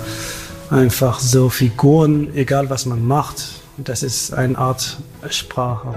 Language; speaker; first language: German; non-native, fluent; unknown